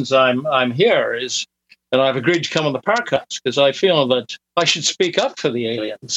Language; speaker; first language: English; native; English